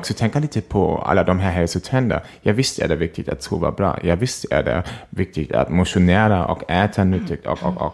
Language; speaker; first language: Swedish; non-native, fluent; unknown